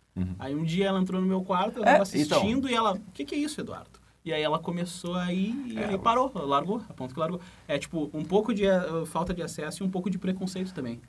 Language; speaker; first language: Portuguese; native; Portuguese